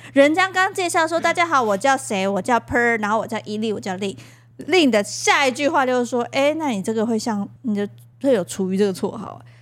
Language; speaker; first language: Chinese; native; Chinese